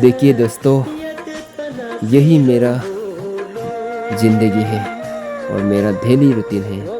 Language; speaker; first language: Hindi; non-native, local second language; Mising